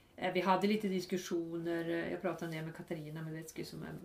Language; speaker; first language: Swedish; native; Swedish